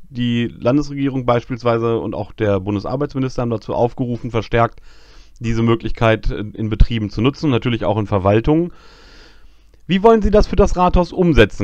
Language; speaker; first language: German; native; German